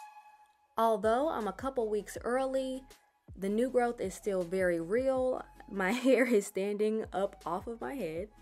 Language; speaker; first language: English; native; English